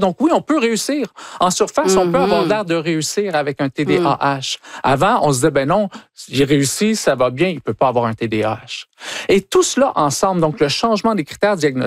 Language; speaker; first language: French; native; French